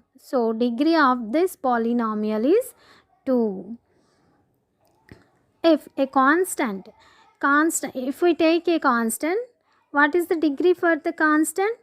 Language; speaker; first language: English; non-native, local second language; Telugu